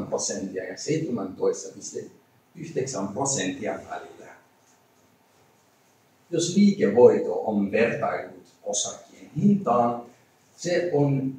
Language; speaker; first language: Finnish; non-native, learner; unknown